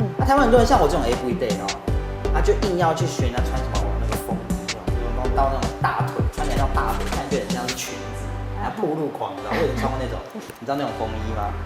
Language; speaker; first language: Chinese; native; Chinese